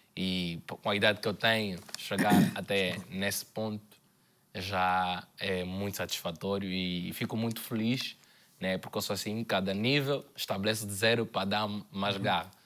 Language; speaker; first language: Portuguese; native; Portuguese